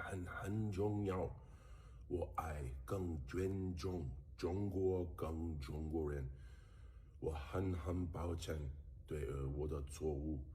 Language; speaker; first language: Chinese; non-native, learner; English